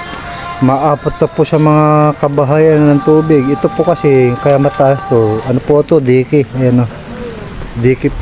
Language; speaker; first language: Filipino; native; Filipino